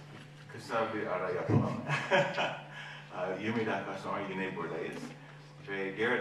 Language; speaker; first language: Turkish; non-native, learner; English